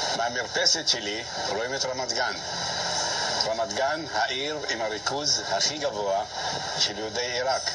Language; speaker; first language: Hebrew; early bilingual, other home language; Arabic